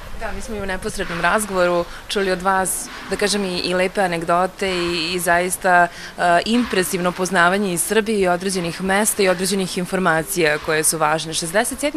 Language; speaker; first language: Serbian; native; Serbian